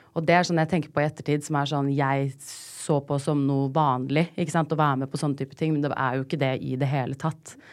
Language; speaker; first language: Norwegian; native; Norwegian